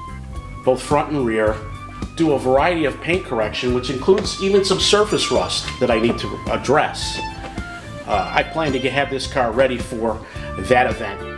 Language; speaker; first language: English; native; English